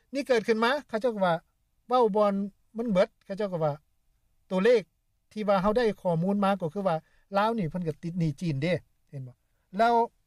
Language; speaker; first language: Lao; native; Lao